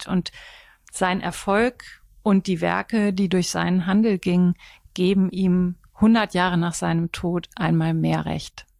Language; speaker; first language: German; native; German